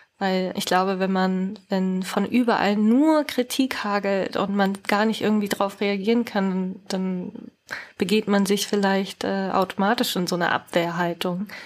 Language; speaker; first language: German; early bilingual, other home language; Japanese